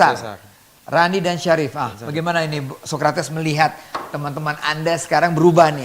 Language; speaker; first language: Indonesian; native; Indonesian